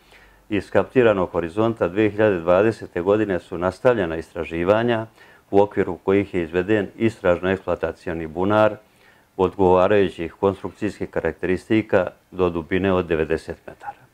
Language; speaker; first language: Serbian; native; Serbian